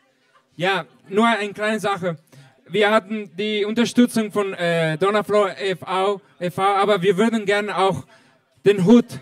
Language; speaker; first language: German; non-native, fluent; Italian